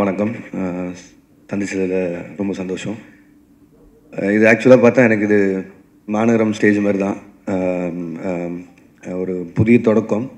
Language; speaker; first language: Tamil; native; Tamil